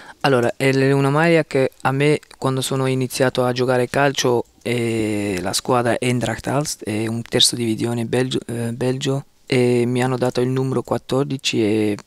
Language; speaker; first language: Italian; non-native, fluent; Dutch